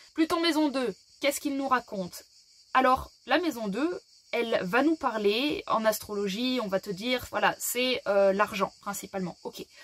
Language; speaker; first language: French; native; French